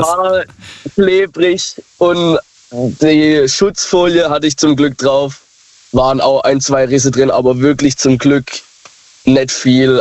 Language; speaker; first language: German; native; German